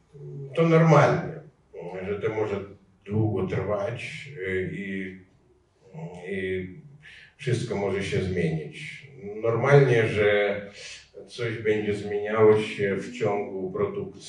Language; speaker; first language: Polish; non-native, learner; Ukrainian